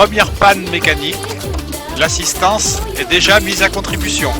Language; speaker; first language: French; native; French